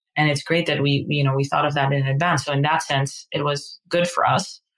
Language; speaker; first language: English; non-native, fluent; Dutch